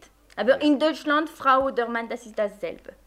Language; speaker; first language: German; non-native, fluent; French